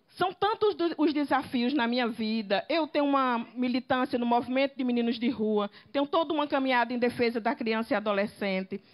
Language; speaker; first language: Portuguese; native; Portuguese